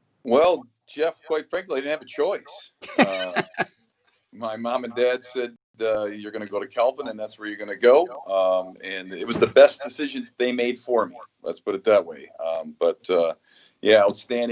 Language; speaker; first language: English; native; English